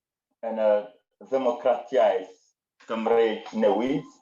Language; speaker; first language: Welsh; non-native, learner; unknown